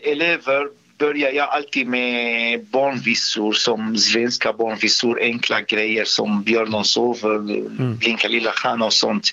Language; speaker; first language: Swedish; non-native, fluent; Arabic